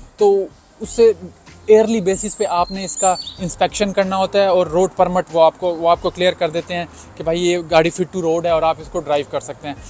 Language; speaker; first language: Urdu; non-native, local second language; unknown